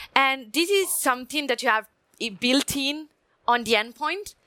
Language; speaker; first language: English; non-native, fluent; Italian